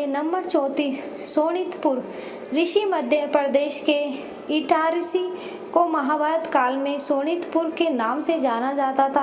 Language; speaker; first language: Hindi; native; Hindi